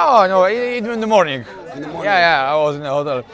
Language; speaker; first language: English; non-native, learner; Polish